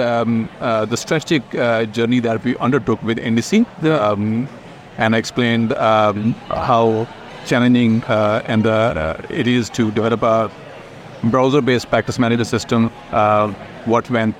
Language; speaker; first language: English; non-native, local second language; Urdu